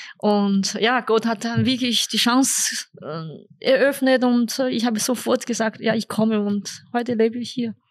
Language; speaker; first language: German; non-native, fluent; Chinese